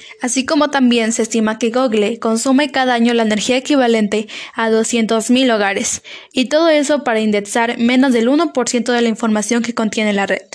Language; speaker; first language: Spanish; native; Spanish